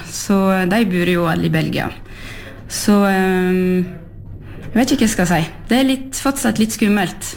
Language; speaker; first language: Norwegian; early bilingual, heritage; Norwegian